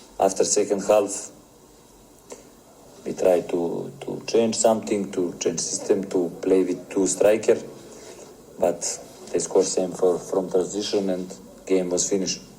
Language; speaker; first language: English; non-native, learner; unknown